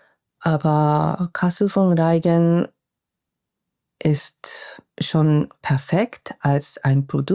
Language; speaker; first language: German; non-native, fluent; Japanese